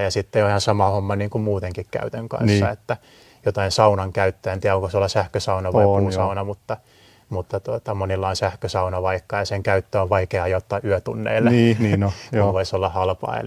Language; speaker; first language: Finnish; native; Finnish